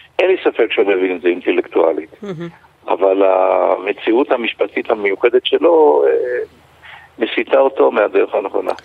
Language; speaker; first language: Hebrew; native; Hebrew